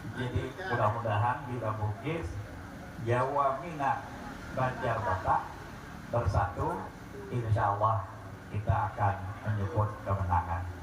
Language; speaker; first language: Indonesian; native; Indonesian